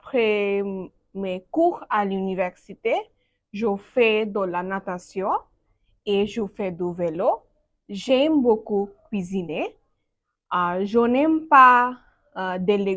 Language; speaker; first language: French; non-native, learner; Bangla